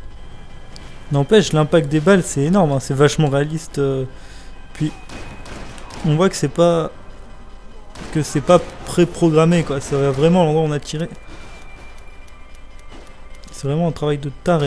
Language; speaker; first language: French; native; French